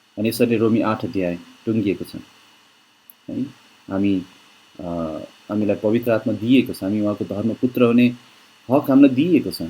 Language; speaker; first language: Nepali; native; Nepali